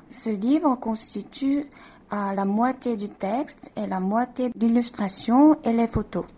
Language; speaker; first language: French; non-native, fluent; Korean